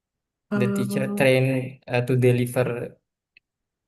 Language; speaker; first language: English; non-native, learner; Indonesian